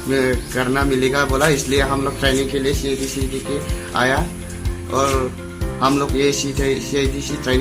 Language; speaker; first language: Hindi; non-native, local second language; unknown